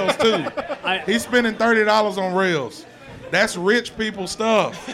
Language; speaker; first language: English; native; English